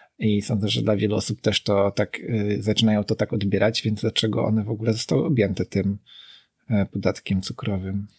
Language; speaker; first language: Polish; native; Polish